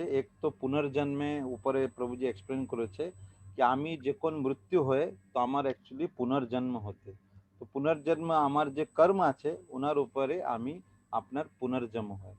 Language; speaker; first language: Bangla; non-native, learner; Hindi